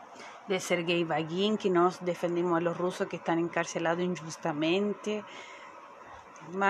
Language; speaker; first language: Portuguese; non-native, learner; Spanish